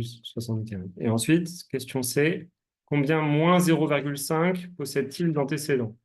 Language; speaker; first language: French; native; French